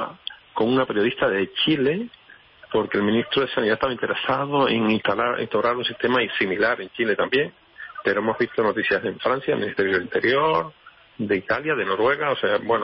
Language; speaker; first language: Spanish; native; Spanish